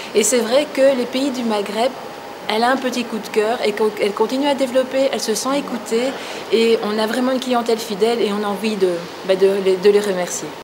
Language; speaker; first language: French; native; French